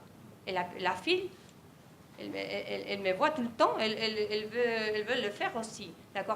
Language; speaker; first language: French; non-native, fluent; Spanish